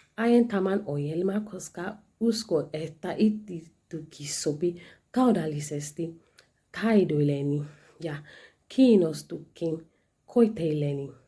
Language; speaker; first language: Finnish; non-native, learner; Yoruba